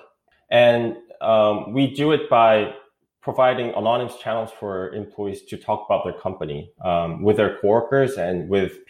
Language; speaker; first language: English; non-native, fluent; Korean